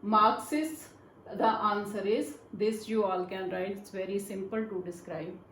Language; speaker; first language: English; non-native, local second language; Punjabi